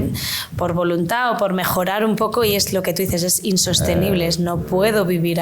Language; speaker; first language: Spanish; native; Spanish